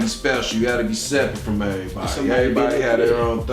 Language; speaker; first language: English; native; English